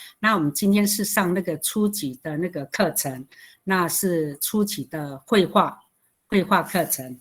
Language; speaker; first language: Chinese; non-native, local second language; Amis